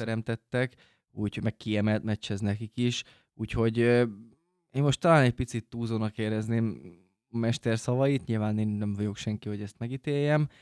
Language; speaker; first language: Hungarian; native; Hungarian